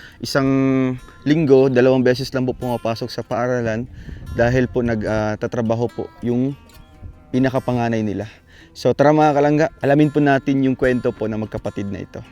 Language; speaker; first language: Filipino; non-native, local second language; Cebuano